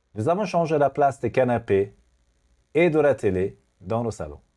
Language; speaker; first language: French; non-native, fluent; Persian